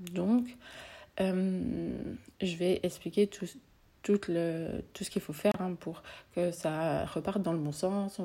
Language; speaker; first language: French; native; French